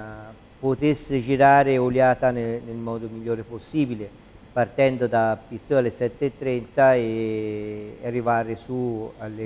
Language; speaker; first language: Italian; native; Italian